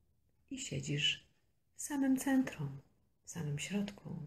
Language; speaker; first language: Polish; native; Polish